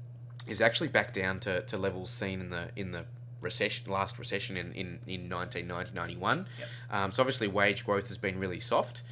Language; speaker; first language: English; native; English